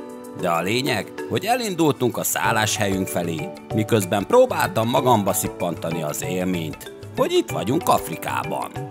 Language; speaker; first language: Hungarian; native; Hungarian